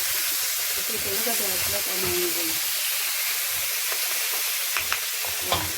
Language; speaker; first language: English; non-native, local second language; Filipino